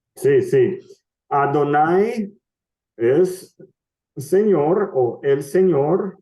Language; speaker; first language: Spanish; non-native, fluent; English